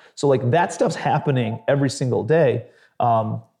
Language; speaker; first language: English; native; English